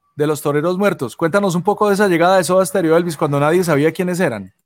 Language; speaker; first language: Spanish; native; Spanish